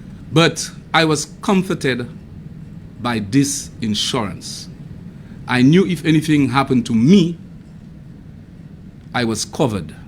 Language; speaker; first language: English; non-native, local second language; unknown